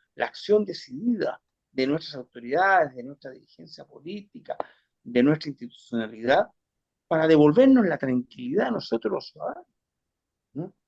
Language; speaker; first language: Spanish; native; Spanish